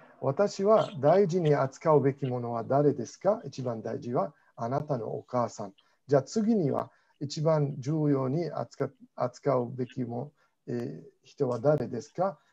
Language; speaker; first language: Japanese; non-native, fluent; Arabic